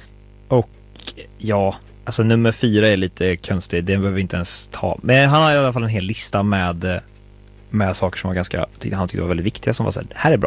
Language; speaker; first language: Swedish; native; Swedish